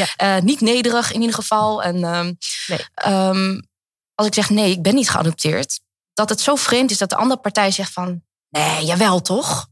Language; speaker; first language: Dutch; early bilingual, other home language; Vietnamese